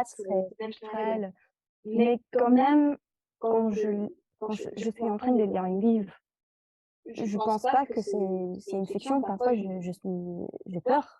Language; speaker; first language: French; non-native, fluent; English